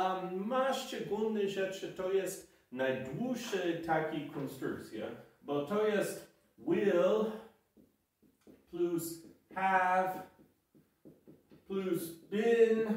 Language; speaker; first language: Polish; non-native, fluent; English